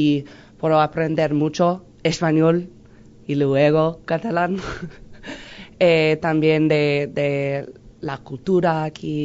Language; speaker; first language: Spanish; non-native, learner; English